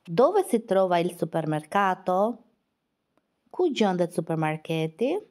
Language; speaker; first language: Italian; non-native, fluent; Albanian